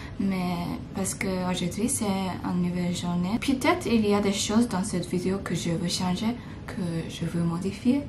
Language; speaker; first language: French; non-native, learner; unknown